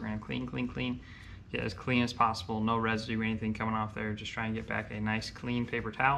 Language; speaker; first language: English; native; English